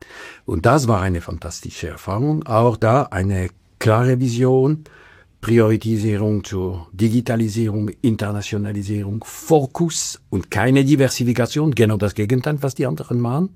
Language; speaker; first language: German; non-native, local second language; French